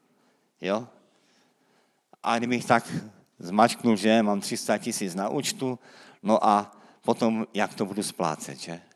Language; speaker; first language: Czech; native; Czech